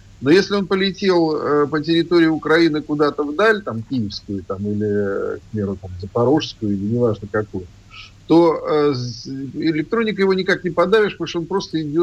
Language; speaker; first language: Russian; native; Russian